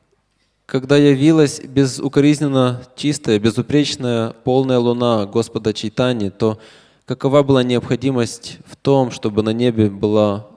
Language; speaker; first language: Russian; native; Russian